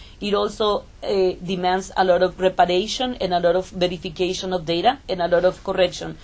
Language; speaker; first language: English; non-native, fluent; Spanish